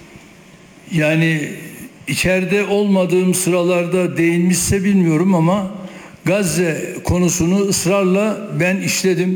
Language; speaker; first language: Turkish; native; Turkish